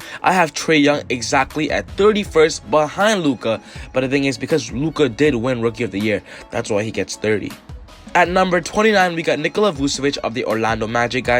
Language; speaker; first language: English; native; English